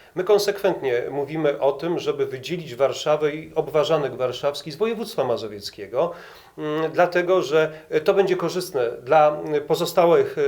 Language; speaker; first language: Polish; native; Polish